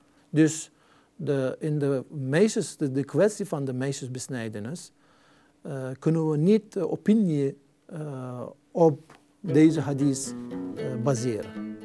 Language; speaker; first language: Dutch; non-native, fluent; Turkish